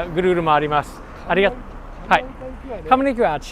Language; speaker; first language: Japanese; non-native, learner; English